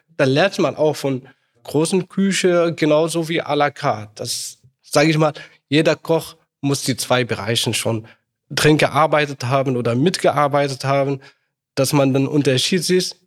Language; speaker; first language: German; non-native, fluent; Arabic